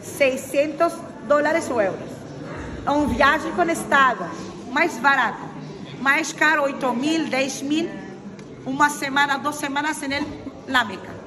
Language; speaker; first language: Spanish; non-native, fluent; Arabic